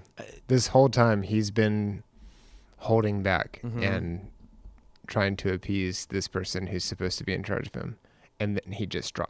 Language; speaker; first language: English; native; English